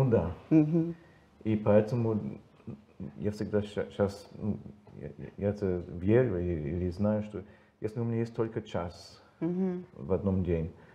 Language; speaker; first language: Russian; non-native, learner; English